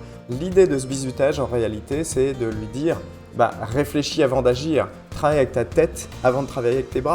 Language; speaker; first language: French; native; French